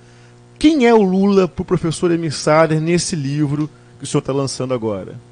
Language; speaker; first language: Portuguese; native; Portuguese